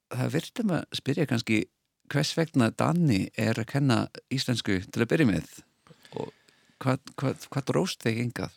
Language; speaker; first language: Icelandic; non-native, fluent; English